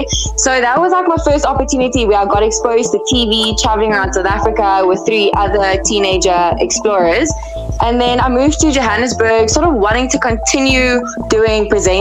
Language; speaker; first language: English; native; English